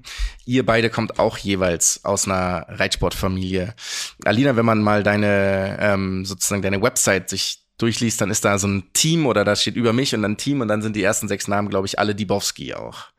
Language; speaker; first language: German; native; German